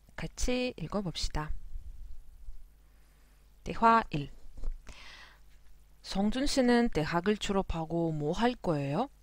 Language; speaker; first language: Korean; non-native, fluent; Russian